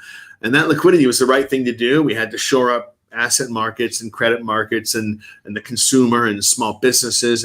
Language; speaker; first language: English; native; English